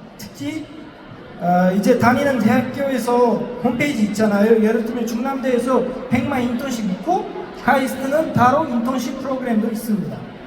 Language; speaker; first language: Korean; non-native, fluent; Uzbek